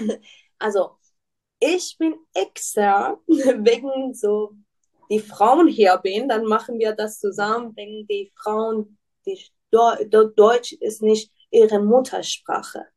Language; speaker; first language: German; non-native, learner; Persian